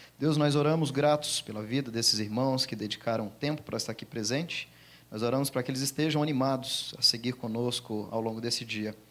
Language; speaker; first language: Portuguese; native; Portuguese